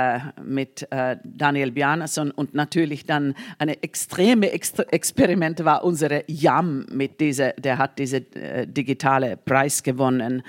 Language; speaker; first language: German; non-native, fluent; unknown